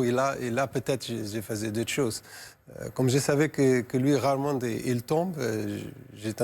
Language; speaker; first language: French; non-native, fluent; Portuguese